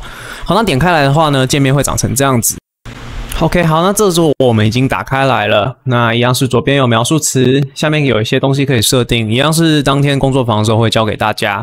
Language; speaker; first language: Chinese; native; Chinese